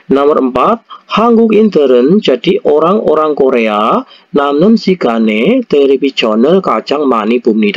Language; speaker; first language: Korean; non-native, fluent; Indonesian